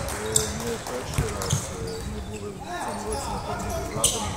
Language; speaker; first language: Polish; non-native, learner; Ukrainian